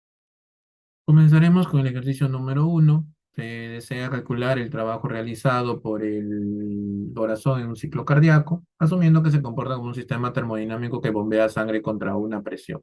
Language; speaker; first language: Spanish; native; Spanish